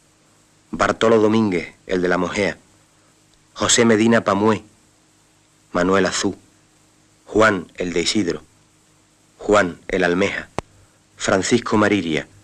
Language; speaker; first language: Spanish; native; Spanish